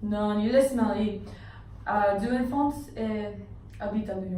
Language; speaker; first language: French; non-native, learner; English